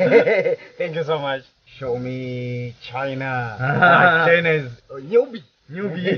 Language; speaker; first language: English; non-native, local second language; Swahili